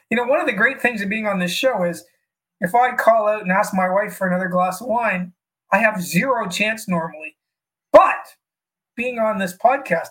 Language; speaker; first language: English; native; English